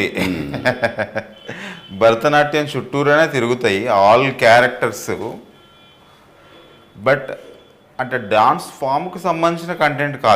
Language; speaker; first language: Telugu; native; Telugu